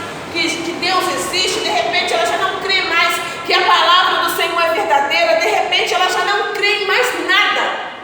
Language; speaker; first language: Portuguese; native; Portuguese